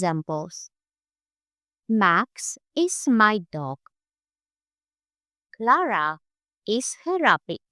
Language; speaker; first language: English; non-native, fluent; Polish